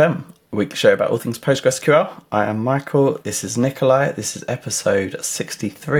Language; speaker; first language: English; native; English